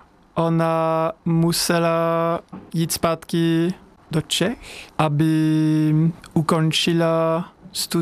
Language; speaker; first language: Czech; non-native, learner; French